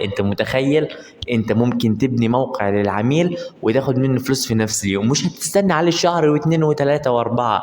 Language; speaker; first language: Arabic; native; Arabic